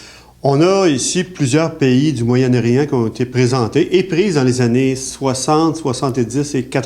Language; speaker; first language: French; native; French